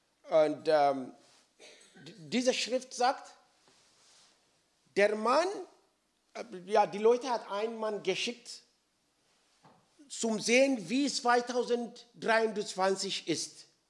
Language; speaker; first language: German; non-native, learner; Oromo